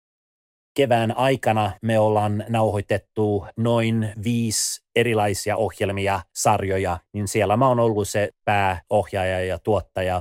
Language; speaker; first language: Finnish; early bilingual, other home language; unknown